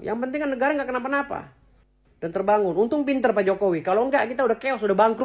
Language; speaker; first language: Indonesian; native; Indonesian